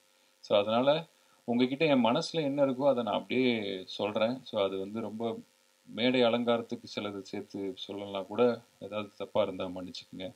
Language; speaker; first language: Tamil; native; Tamil